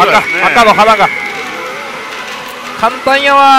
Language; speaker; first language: Japanese; native; Japanese